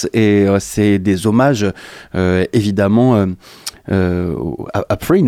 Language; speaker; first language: French; native; French